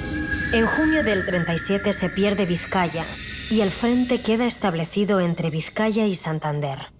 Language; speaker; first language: Spanish; native; Spanish